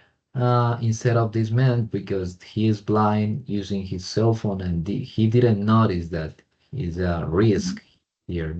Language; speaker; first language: English; non-native, fluent; Spanish